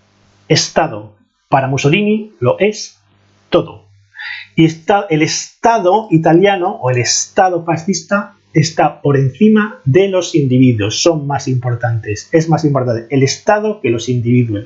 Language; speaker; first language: Spanish; native; Spanish